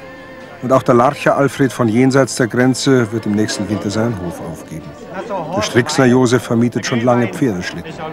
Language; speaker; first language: German; native; German